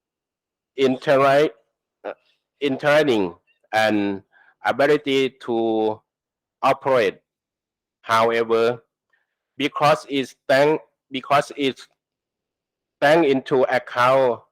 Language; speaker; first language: English; non-native, learner; Thai